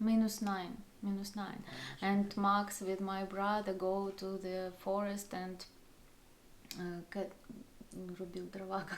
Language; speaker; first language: English; non-native, learner; Russian